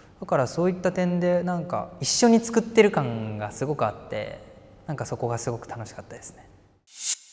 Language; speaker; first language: Japanese; native; Japanese